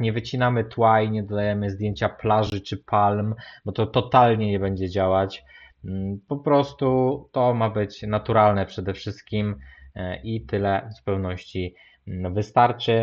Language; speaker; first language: Polish; native; Polish